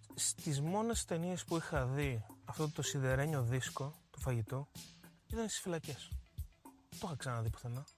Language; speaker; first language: Greek; early bilingual, other home language; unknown